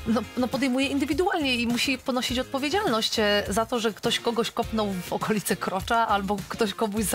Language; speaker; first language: Polish; native; Polish